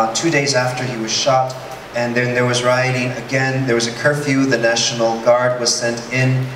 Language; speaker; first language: English; early bilingual, other home language; Spanish